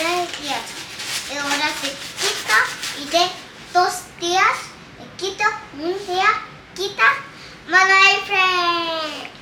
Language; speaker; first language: Spanish; early bilingual, heritage; Spanish